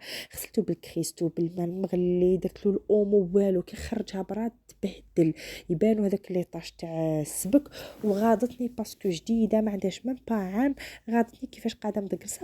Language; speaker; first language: Arabic; native; Arabic